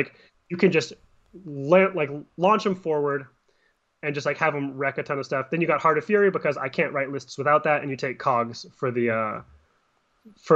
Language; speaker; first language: English; native; English